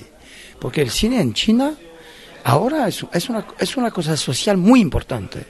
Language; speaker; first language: Spanish; non-native, fluent; French